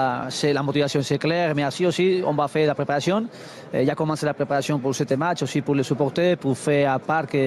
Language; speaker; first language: French; non-native, learner; Spanish